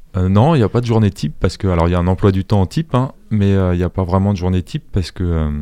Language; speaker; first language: French; native; French